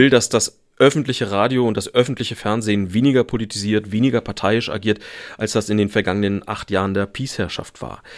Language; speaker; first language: German; native; German